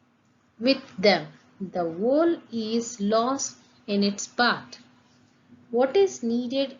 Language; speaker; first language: English; non-native, local second language; Telugu